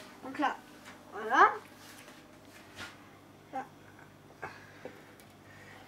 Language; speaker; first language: French; non-native, local second language; Arabic